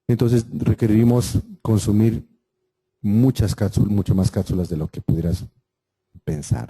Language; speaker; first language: Spanish; native; Spanish